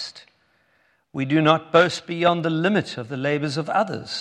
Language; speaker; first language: English; native; English